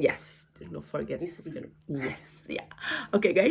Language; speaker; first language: English; non-native, learner; Indonesian